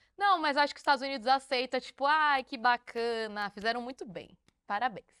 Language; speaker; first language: Portuguese; native; Portuguese